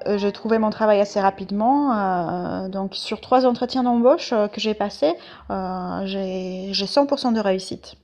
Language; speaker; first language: French; non-native, fluent; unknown